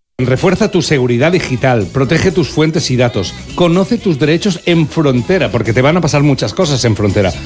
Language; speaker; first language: Spanish; native; Spanish